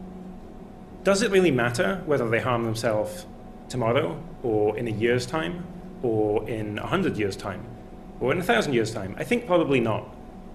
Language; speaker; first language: English; native; English